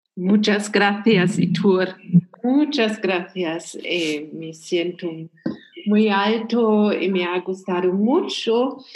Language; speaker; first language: Spanish; non-native, learner; German